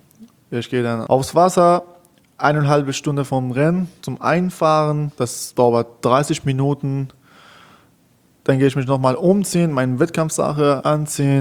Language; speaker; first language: German; non-native, learner; Persian